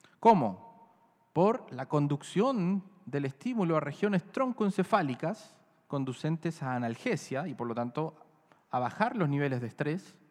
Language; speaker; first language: Spanish; native; Spanish